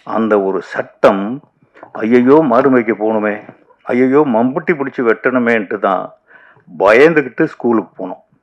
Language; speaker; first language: Tamil; native; Tamil